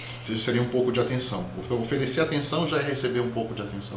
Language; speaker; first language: Portuguese; native; Portuguese